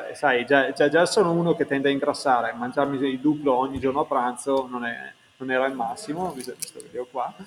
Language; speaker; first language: Italian; native; Italian